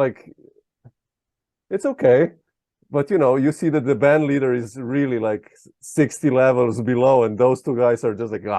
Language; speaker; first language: English; non-native, fluent; Slovenian